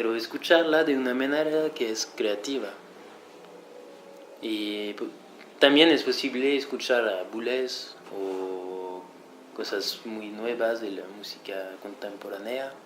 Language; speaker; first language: Spanish; non-native, fluent; French